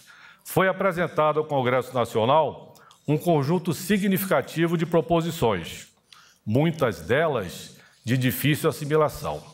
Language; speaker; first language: Portuguese; native; Portuguese